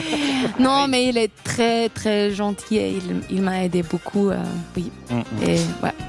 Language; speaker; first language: French; non-native, learner; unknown